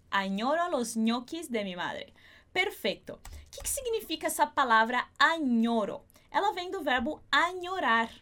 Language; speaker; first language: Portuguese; native; Portuguese